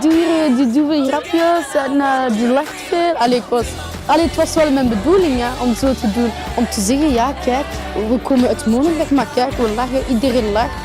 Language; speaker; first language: Dutch; non-native, local second language; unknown